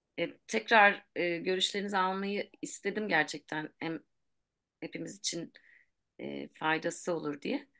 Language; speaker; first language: Turkish; native; Turkish